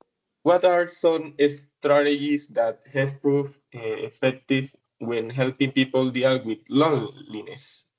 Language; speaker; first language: English; non-native, learner; Spanish